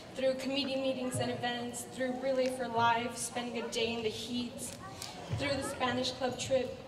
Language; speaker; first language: English; early bilingual, other home language; Spanish